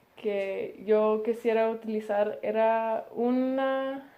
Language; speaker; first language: Spanish; early bilingual, heritage; Spanish